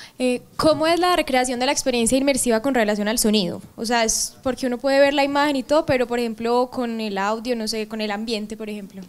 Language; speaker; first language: Spanish; native; Spanish